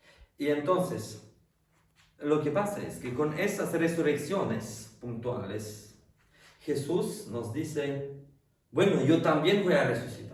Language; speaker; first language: Spanish; non-native, fluent; French